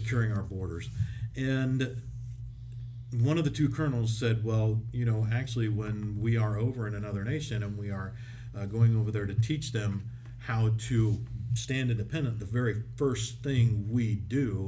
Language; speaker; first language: English; native; English